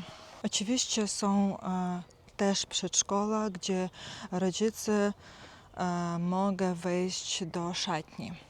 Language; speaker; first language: Polish; non-native, fluent; Ukrainian